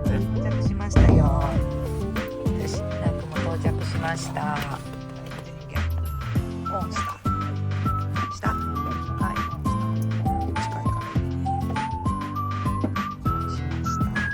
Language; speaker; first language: Japanese; native; Japanese